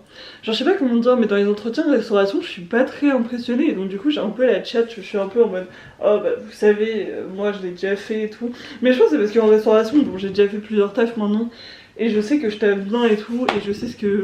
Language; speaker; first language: French; native; French